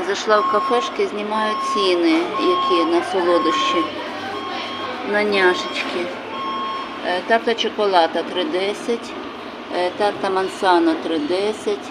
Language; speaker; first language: Ukrainian; native; Ukrainian